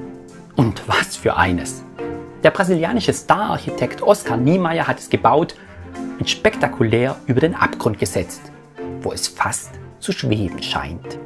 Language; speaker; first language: German; native; German